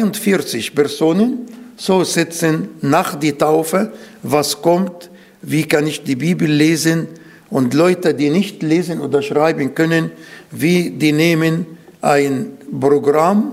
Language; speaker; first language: German; non-native, fluent; Arabic